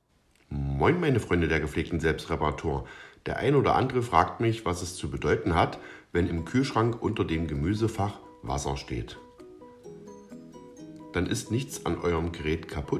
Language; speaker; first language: German; native; German